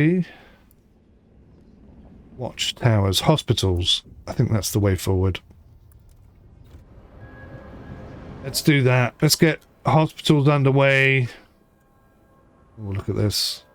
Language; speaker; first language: English; native; English